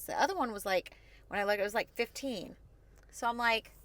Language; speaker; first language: English; native; English